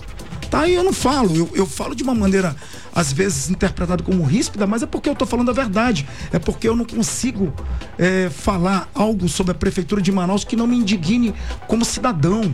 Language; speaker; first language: Portuguese; native; Portuguese